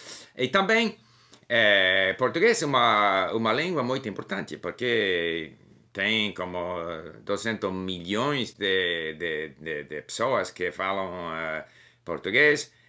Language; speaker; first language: Portuguese; non-native, learner; English